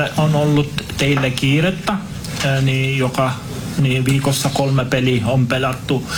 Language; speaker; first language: Finnish; non-native, fluent; Turkish